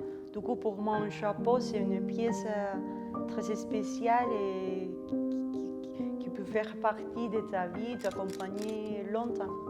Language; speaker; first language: French; non-native, fluent; Spanish